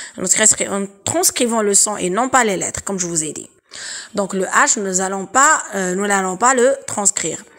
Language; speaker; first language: French; non-native, local second language; Arabic